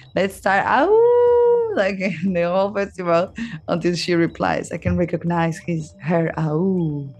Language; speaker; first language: English; non-native, fluent; Spanish